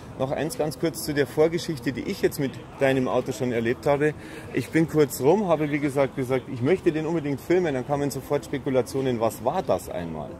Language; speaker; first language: German; native; German